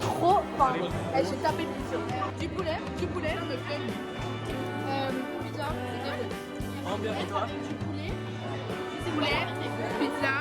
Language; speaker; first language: French; native; French